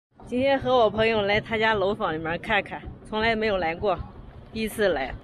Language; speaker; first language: Chinese; native; Chinese